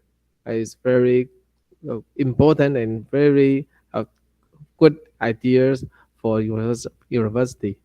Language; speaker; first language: English; non-native, learner; Chinese